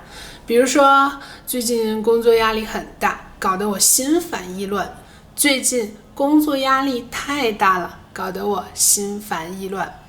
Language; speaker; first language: Chinese; native; Chinese